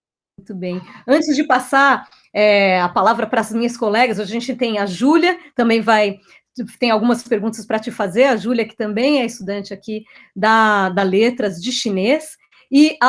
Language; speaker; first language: Portuguese; native; Portuguese